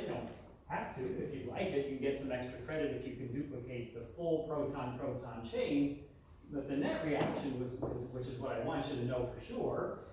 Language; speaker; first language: English; native; English